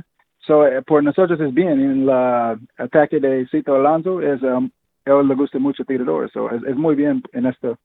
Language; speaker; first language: Spanish; non-native, fluent; English